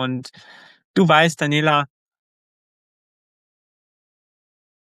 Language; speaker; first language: German; early bilingual, other home language; Croatian